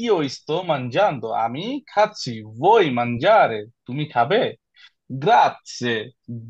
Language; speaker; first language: Italian; non-native, fluent; Bangla